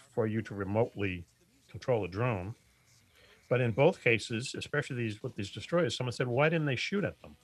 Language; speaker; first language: English; native; English